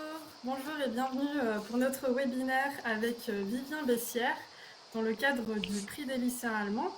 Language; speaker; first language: French; native; French